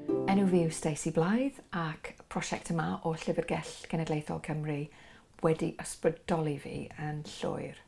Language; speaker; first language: Welsh; non-native, local second language; English